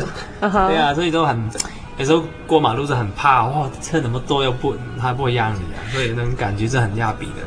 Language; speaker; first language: Chinese; non-native, local second language; Cantonese